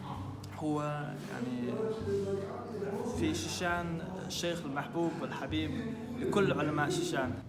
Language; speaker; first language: Arabic; non-native, fluent; Chechen